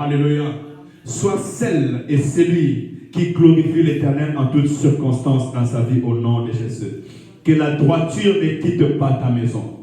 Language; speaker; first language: French; non-native, local second language; Lingala